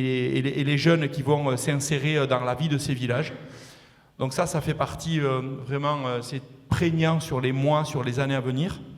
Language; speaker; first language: French; native; French